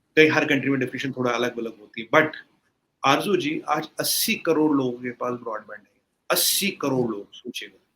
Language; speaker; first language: Hindi; native; Hindi